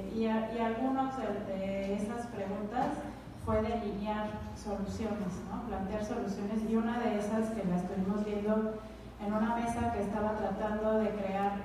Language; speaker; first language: Spanish; native; Spanish